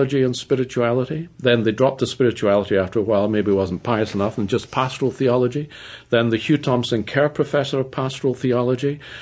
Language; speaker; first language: English; native; English